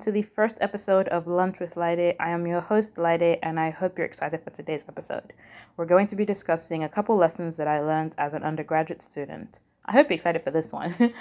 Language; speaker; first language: English; non-native, local second language; Yoruba